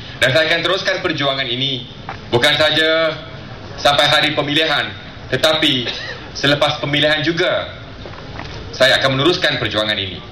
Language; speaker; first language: Malay; non-native, local second language; Tamil